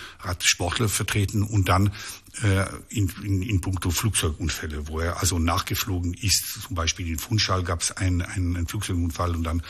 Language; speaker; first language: German; non-native, local second language; French